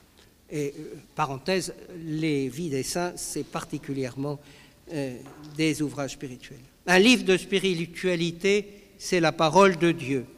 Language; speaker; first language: French; native; French